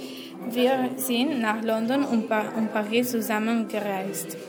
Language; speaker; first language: German; non-native, learner; Spanish